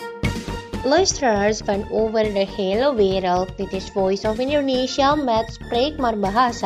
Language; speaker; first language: Dutch; non-native, learner; Indonesian